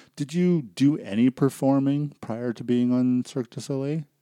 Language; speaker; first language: English; native; English